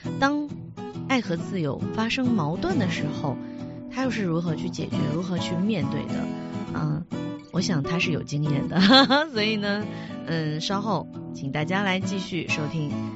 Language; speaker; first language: Chinese; native; Chinese